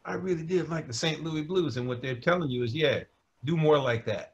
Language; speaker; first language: English; native; English